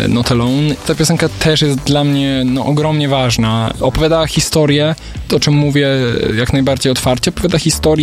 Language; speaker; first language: Polish; native; Polish